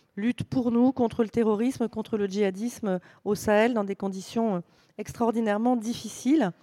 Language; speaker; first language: French; native; French